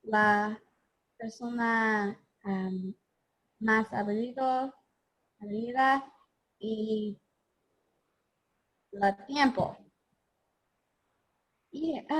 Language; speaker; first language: Spanish; non-native, learner; English